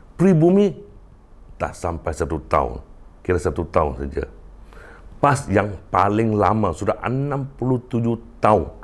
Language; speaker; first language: Malay; non-native, local second language; Cantonese